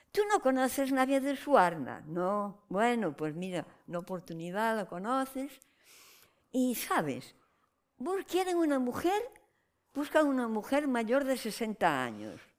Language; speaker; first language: Spanish; non-native, local second language; Galician